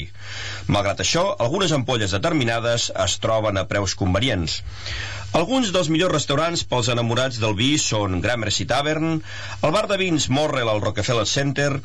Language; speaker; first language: Catalan; native; Catalan